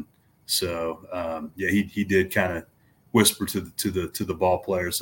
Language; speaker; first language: English; native; English